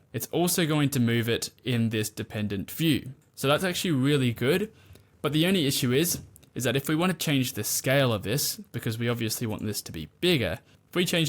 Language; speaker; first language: English; native; English